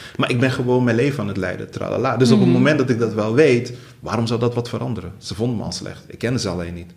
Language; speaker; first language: Dutch; early bilingual, other home language; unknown